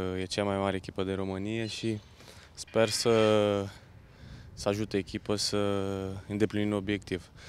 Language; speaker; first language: Romanian; non-native, fluent; Portuguese